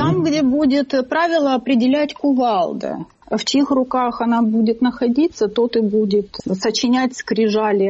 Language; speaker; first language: Russian; native; Russian